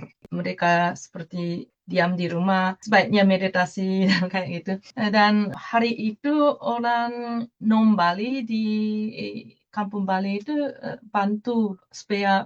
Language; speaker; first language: Indonesian; non-native, fluent; Japanese